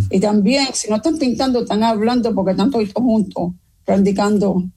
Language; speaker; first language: Spanish; early bilingual, other home language; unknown